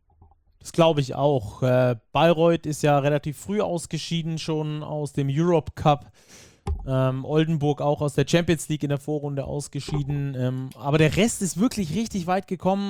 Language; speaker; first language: German; native; German